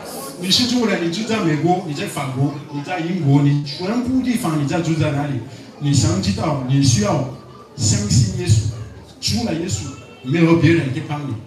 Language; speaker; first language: Chinese; non-native, learner; French